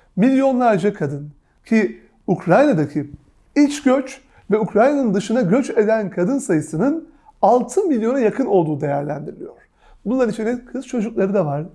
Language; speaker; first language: Turkish; native; Turkish